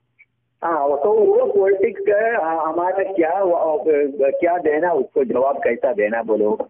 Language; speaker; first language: Hindi; non-native, local second language; Malayalam